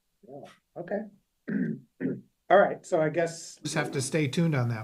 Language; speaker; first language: English; native; English